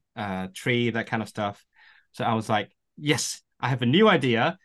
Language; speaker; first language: English; non-native, local second language; Cantonese